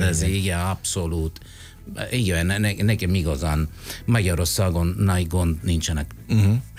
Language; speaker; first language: Hungarian; non-native, learner; Italian